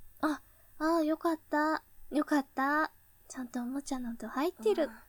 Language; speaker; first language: Japanese; native; Japanese